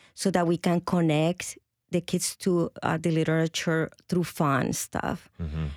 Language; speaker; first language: English; non-native, fluent; Spanish